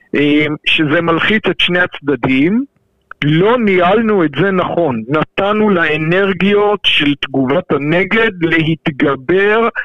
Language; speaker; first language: Hebrew; native; Hebrew